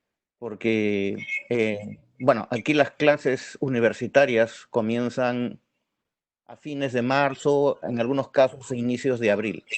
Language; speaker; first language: Spanish; native; Spanish